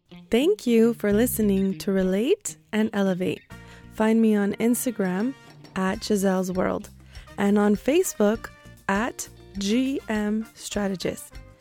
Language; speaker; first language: English; early bilingual, other home language; Spanish